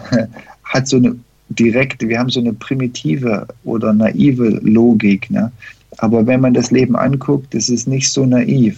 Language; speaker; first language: German; early bilingual, heritage; German